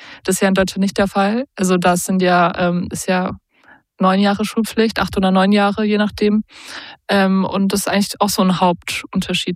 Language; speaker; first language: German; native; German